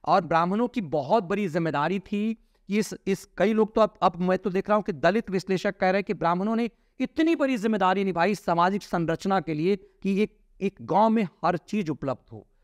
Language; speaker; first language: Hindi; native; Hindi